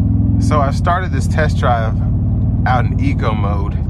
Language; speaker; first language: English; native; English